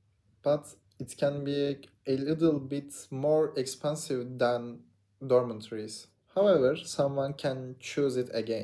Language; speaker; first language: English; non-native, learner; Turkish